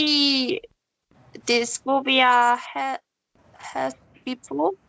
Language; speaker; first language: English; non-native, learner; Korean